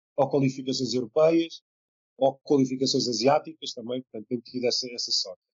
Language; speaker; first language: Portuguese; native; Portuguese